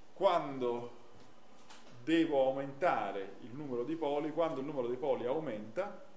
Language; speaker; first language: Italian; native; Italian